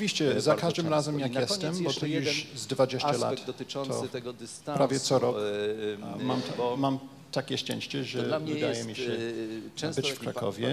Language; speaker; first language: Polish; non-native, fluent; Japanese